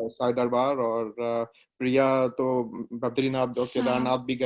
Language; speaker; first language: Hindi; native; Hindi